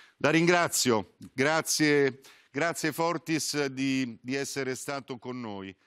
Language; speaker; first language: Italian; native; Italian